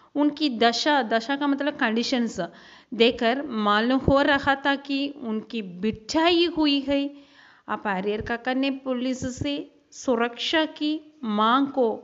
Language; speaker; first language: Hindi; non-native, local second language; Tamil